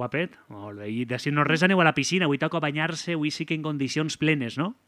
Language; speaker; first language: Catalan; native; Catalan